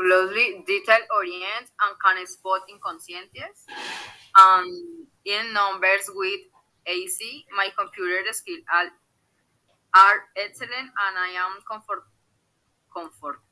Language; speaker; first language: English; non-native, learner; Spanish